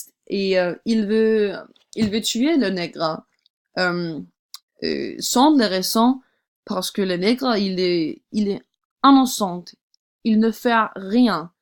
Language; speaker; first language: French; non-native, learner; English